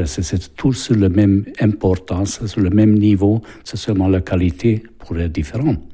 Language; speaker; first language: French; non-native, fluent; Hungarian